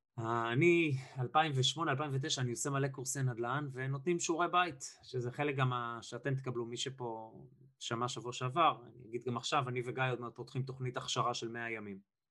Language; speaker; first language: Hebrew; native; Hebrew